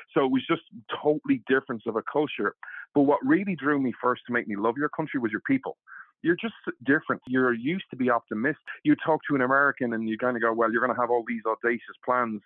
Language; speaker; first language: English; native; English